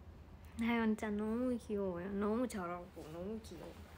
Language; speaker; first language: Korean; non-native, fluent; Japanese